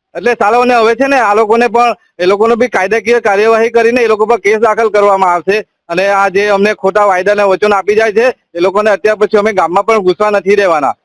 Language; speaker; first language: Gujarati; native; Gujarati